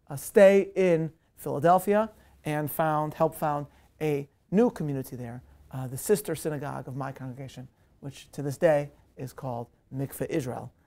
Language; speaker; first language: English; native; English